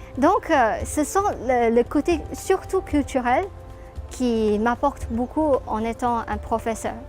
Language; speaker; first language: French; non-native, fluent; Chinese